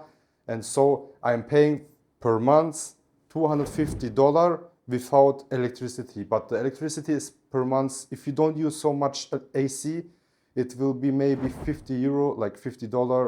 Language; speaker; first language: English; non-native, learner; Turkish